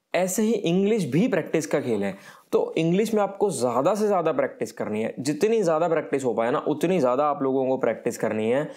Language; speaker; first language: Hindi; native; Hindi